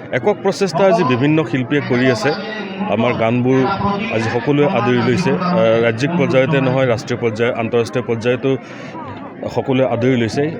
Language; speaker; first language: Assamese; non-native, local second language; Sadri